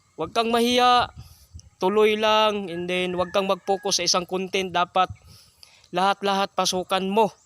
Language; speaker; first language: Filipino; non-native, local second language; Cebuano